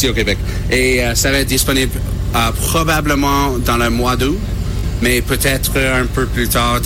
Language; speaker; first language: French; non-native, learner; English